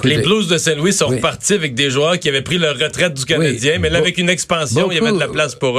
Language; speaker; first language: French; native; French